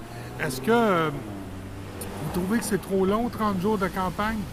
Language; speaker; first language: French; native; French